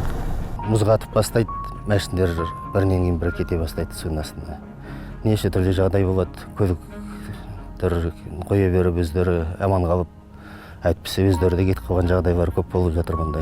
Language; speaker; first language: Kazakh; native; Kazakh